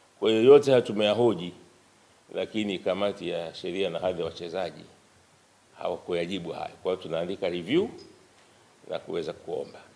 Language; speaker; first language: Swahili; native; Swahili